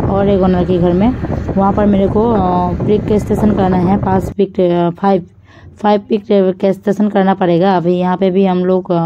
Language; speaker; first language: Hindi; non-native, local second language; Assamese